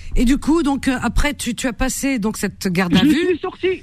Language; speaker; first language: French; non-native, local second language; Arabic